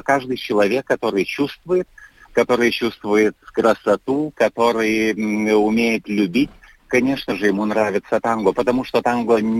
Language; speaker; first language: Russian; non-native, fluent; Lithuanian